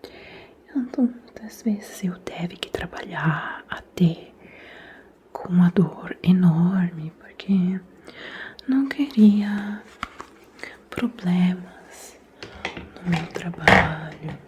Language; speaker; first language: Portuguese; non-native, fluent; Italian